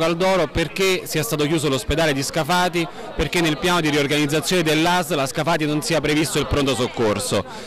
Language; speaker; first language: Italian; native; Italian